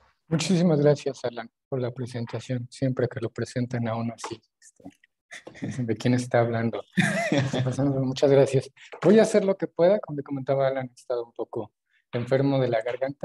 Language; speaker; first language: Spanish; native; Spanish